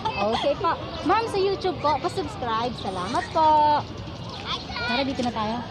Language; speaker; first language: Filipino; native; Filipino